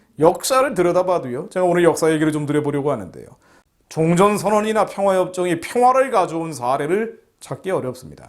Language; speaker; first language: Korean; native; Korean